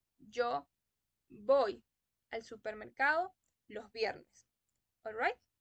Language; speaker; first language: Spanish; native; Spanish